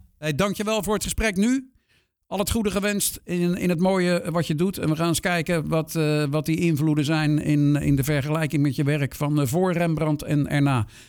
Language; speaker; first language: Dutch; native; Dutch